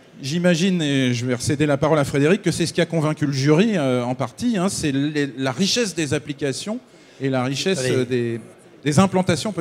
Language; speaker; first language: French; native; French